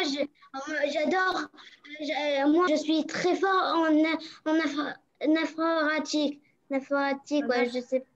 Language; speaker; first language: French; non-native, local second language; Arabic